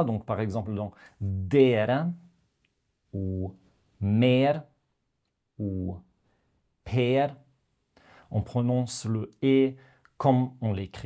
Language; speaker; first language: French; non-native, fluent; Norwegian